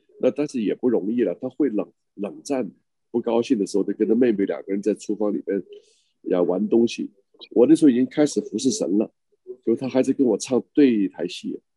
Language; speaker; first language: Chinese; native; Chinese